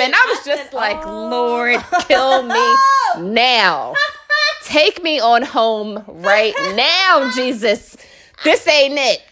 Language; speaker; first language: English; native; English